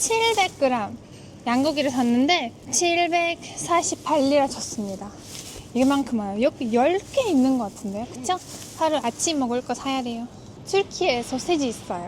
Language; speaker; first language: Korean; non-native, fluent; Turkish